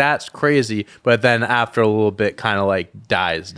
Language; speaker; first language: English; native; English